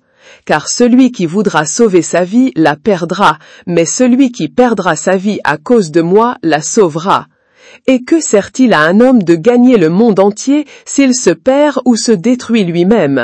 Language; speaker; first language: French; native; French